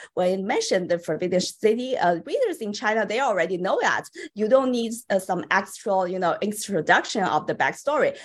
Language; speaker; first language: English; non-native, fluent; Chinese